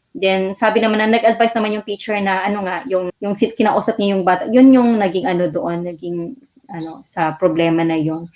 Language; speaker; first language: Filipino; non-native, local second language; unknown